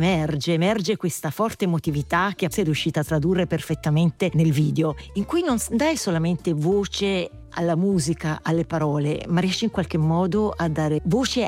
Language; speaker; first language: Italian; native; Italian